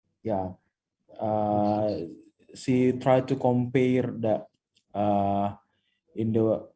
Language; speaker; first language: English; non-native, fluent; Indonesian